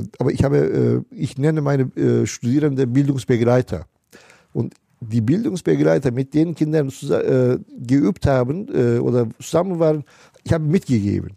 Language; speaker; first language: German; non-native, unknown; Turkish